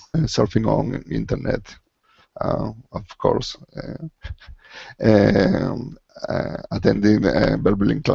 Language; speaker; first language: English; non-native, learner; Spanish